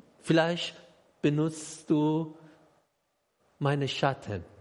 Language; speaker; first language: German; non-native, learner; Persian